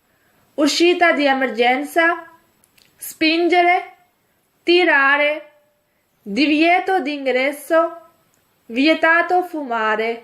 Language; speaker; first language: Italian; non-native, fluent; Urdu